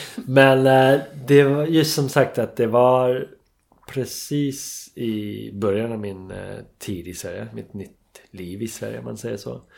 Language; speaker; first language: Swedish; non-native, fluent; English